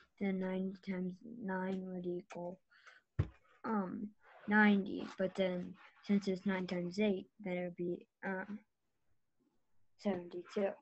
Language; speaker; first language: English; native; English